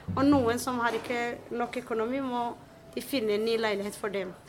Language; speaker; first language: Norwegian; non-native, fluent; Somali